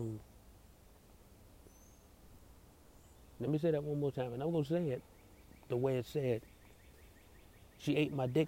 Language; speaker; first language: English; native; English